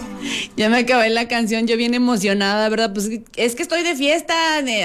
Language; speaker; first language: Spanish; native; Spanish